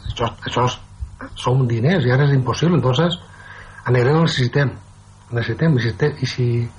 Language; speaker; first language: Catalan; non-native, local second language; Spanish